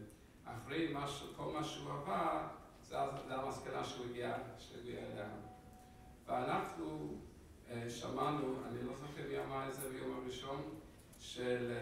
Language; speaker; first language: Hebrew; non-native, fluent; English